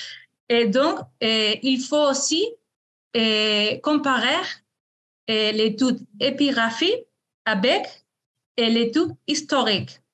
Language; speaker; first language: French; non-native, fluent; Spanish